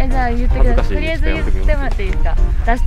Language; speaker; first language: Japanese; native; Japanese